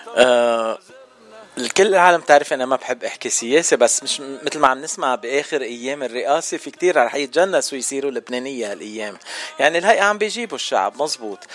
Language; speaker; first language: Arabic; non-native, local second language; Armenian